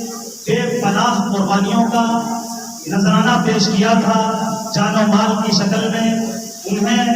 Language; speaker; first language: Urdu; native; Urdu